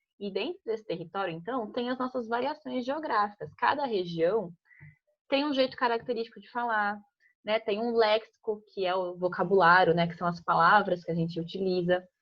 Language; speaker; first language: Portuguese; native; Portuguese